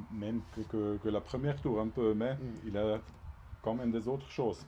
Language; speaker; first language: French; non-native, local second language; German